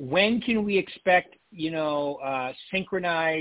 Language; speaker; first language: English; native; English